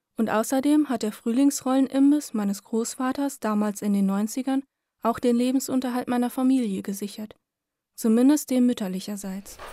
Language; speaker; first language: German; early bilingual, other home language; Vietnamese